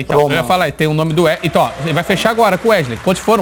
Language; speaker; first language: Portuguese; native; Portuguese